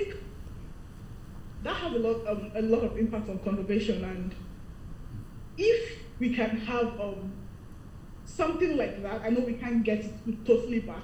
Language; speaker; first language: English; non-native, local second language; Igbo